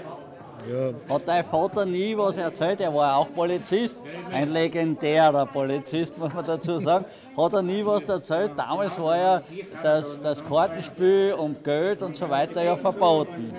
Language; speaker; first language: German; native; German